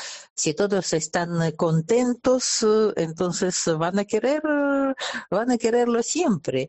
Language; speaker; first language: Spanish; non-native, fluent; Russian